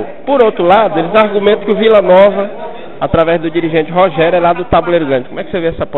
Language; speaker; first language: Portuguese; native; Portuguese